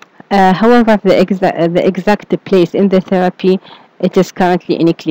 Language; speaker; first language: English; non-native, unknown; Arabic